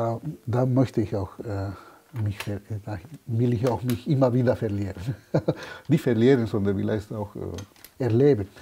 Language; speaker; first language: German; non-native, fluent; Spanish